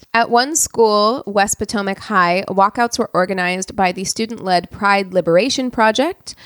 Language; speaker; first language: English; native; English